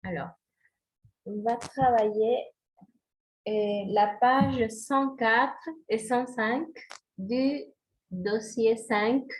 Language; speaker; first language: French; non-native, fluent; Spanish